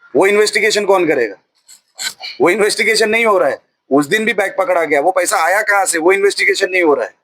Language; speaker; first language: Hindi; non-native, local second language; Marathi